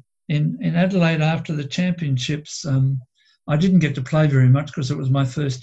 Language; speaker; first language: English; native; English